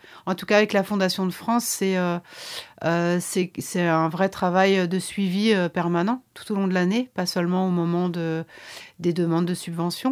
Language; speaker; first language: French; native; French